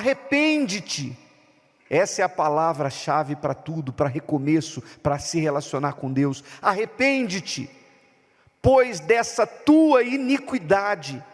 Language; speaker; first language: Portuguese; native; Portuguese